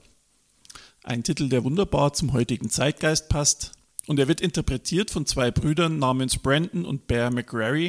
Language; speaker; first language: German; native; German